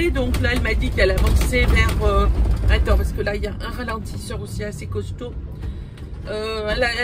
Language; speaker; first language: French; native; French